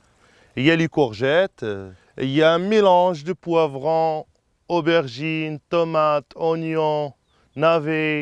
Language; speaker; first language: French; non-native, local second language; Arabic